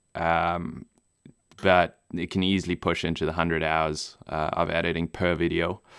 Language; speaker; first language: English; non-native, local second language; German